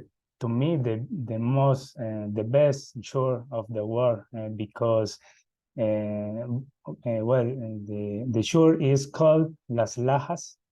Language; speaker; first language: English; non-native, learner; Spanish